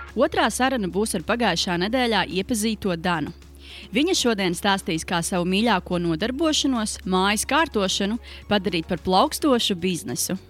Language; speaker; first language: Latvian; native; Latvian